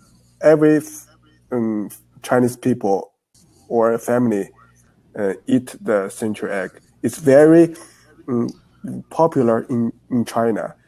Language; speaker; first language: English; non-native, learner; Chinese